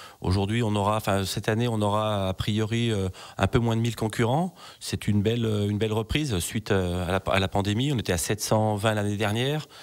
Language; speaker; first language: French; native; French